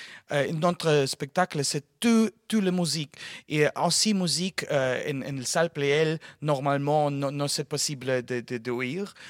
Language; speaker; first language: French; non-native, learner; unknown